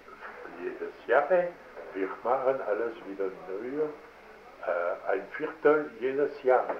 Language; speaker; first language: German; non-native, learner; French